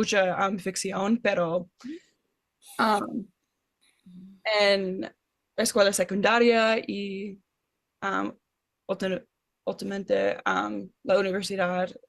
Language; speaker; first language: Spanish; non-native, fluent; English